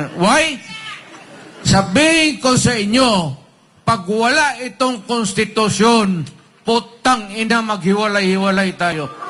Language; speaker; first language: Filipino; non-native, local second language; Cebuano